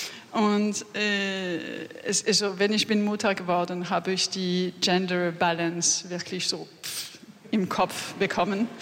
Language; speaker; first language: German; non-native, learner; French